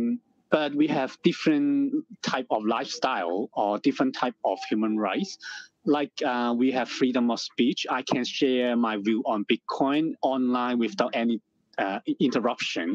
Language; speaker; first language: English; non-native, local second language; Cantonese